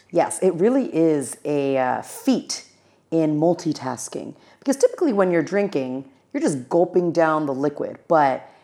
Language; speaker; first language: English; native; English